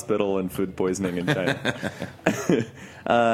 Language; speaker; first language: English; native; English